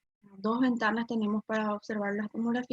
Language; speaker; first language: Spanish; native; Spanish